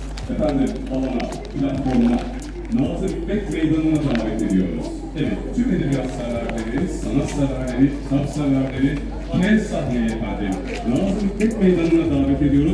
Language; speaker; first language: Turkish; native; Turkish